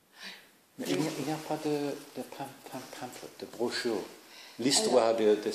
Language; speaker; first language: French; non-native, learner; English